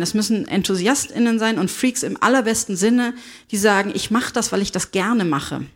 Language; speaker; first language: German; native; German